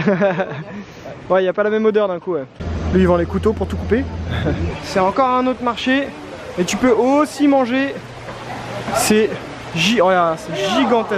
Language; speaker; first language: French; native; French